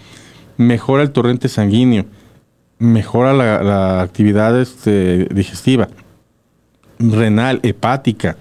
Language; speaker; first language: Spanish; native; Spanish